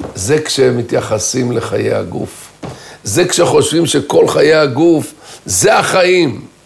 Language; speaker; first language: Hebrew; native; Hebrew